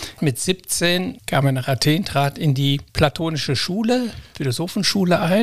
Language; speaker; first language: German; native; German